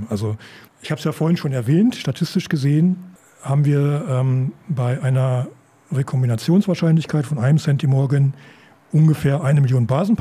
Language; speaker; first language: German; native; German